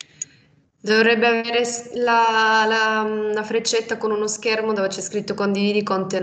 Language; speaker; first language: Italian; native; Italian